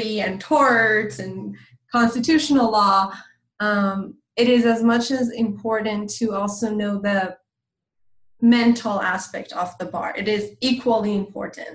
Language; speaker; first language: English; non-native, fluent; Persian